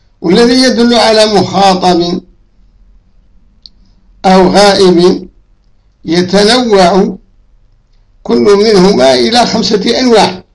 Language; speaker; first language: Arabic; native; Arabic